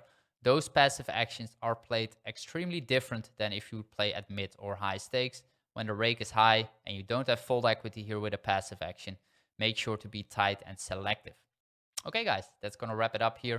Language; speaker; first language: English; non-native, fluent; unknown